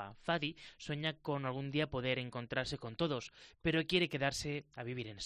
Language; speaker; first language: Spanish; native; Spanish